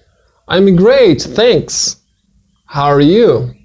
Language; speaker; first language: English; non-native, fluent; Portuguese